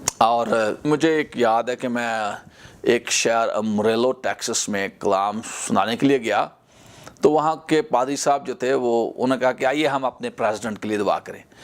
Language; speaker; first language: Urdu; non-native, local second language; Punjabi